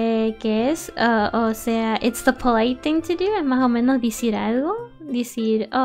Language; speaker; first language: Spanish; early bilingual, heritage; Spanish